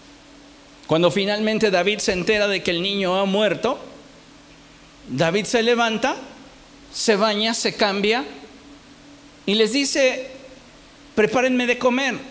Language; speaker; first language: Spanish; native; Spanish